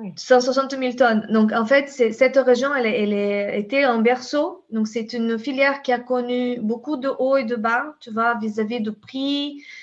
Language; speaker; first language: French; non-native, fluent; Portuguese